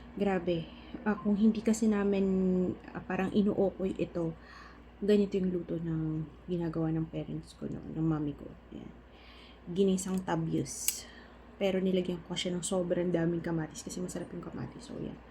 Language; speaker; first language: Filipino; non-native, local second language; Bikol